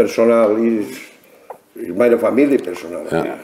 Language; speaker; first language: German; non-native, learner; Spanish